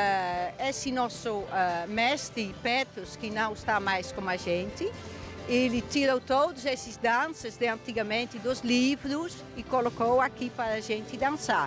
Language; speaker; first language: Portuguese; non-native, fluent; Dutch